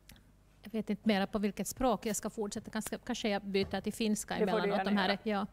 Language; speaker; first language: Swedish; non-native, local second language; Finnish